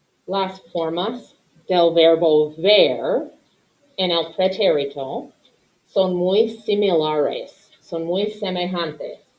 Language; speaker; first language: Spanish; non-native, fluent; English